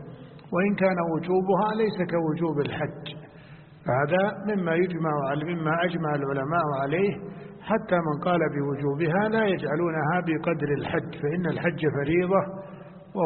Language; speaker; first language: Arabic; native; Arabic